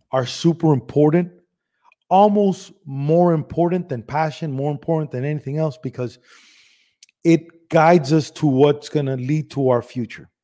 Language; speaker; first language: English; early bilingual, other home language; Spanish